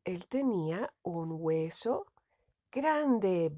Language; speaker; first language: Spanish; native; Spanish